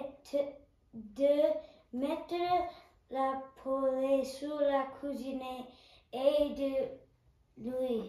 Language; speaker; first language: French; non-native, learner; English